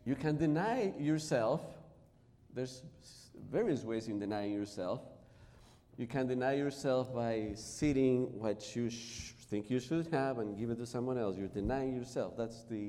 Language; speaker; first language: English; non-native, fluent; Spanish